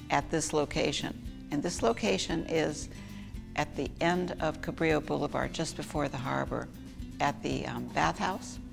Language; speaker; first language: English; native; English